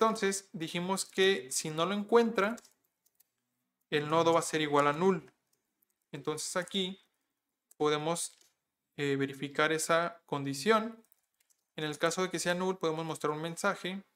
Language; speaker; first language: Spanish; native; Spanish